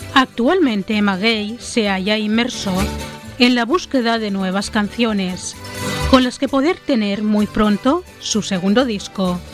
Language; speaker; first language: Spanish; native; Spanish